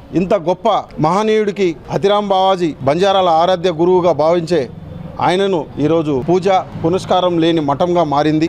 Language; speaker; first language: Telugu; non-native, local second language; Lambadi